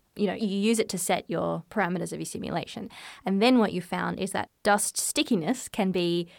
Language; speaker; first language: English; native; English